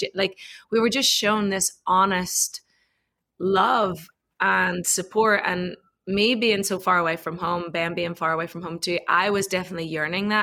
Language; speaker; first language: English; native; English